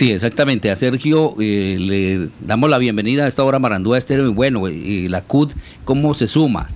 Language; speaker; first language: Spanish; native; Spanish